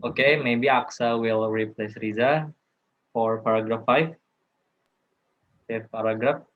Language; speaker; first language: English; non-native, learner; Indonesian